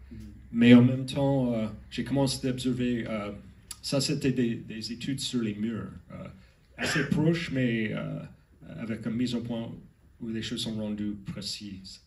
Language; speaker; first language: French; non-native, learner; English